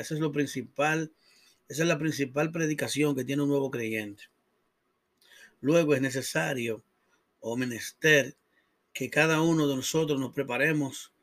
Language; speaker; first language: Spanish; native; Spanish